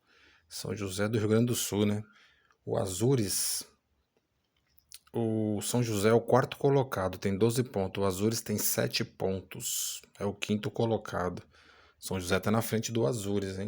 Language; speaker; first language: Portuguese; native; Portuguese